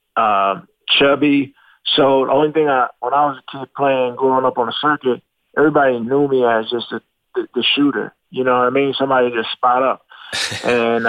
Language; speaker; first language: English; native; English